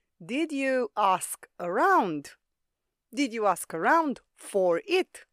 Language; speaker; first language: English; non-native, fluent; Romanian